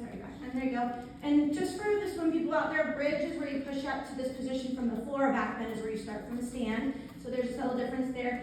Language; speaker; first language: English; native; English